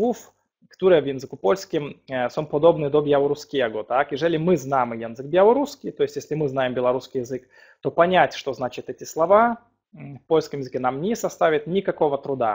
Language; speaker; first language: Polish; non-native, fluent; Russian